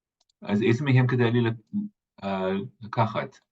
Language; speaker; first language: Hebrew; non-native, fluent; English